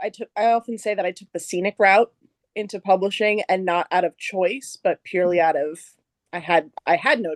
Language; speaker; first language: English; native; English